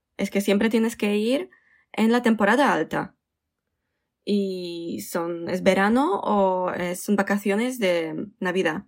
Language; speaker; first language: Spanish; non-native, fluent; Polish